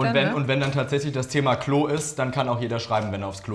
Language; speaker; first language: German; native; German